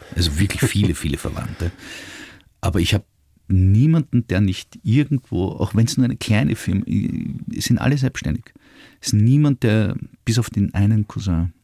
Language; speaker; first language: German; native; German